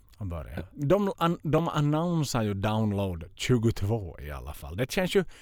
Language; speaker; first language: Swedish; native; Swedish